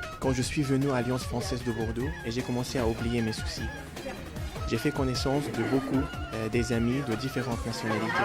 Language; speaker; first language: French; non-native, fluent; Arabic